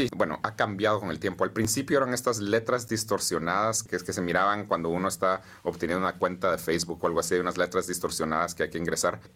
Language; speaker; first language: Spanish; native; Spanish